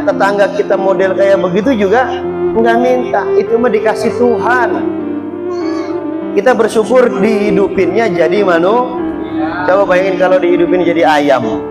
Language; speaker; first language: Indonesian; native; Indonesian